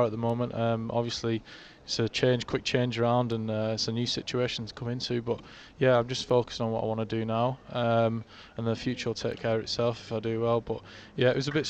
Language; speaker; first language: English; native; English